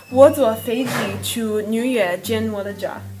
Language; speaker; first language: Chinese; non-native, learner; English